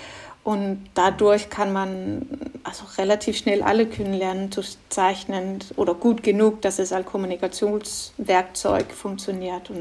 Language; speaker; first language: German; non-native, fluent; Danish